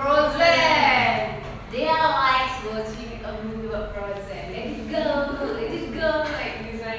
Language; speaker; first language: English; non-native, learner; Indonesian